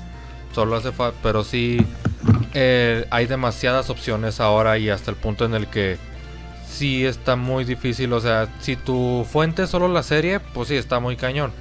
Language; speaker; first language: Spanish; native; Spanish